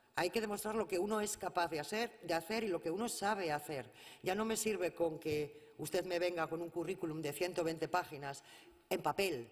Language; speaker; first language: Spanish; native; Spanish